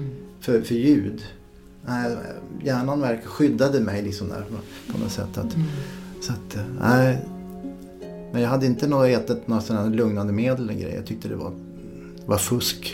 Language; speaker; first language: Swedish; native; Swedish